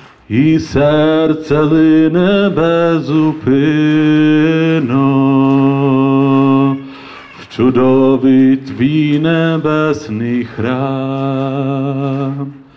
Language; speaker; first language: Polish; non-native, fluent; Ukrainian